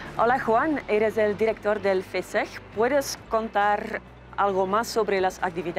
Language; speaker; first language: Spanish; non-native, learner; Dutch